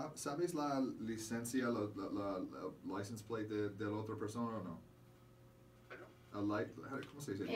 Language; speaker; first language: Spanish; non-native, learner; English